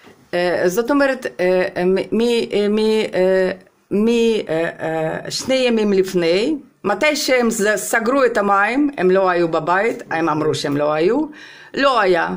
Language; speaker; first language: Hebrew; non-native, fluent; Russian